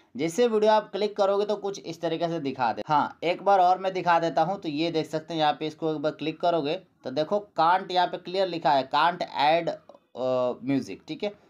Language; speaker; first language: Hindi; native; Hindi